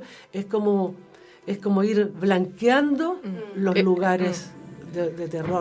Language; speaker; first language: Spanish; native; Spanish